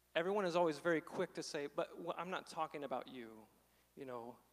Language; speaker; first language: English; native; English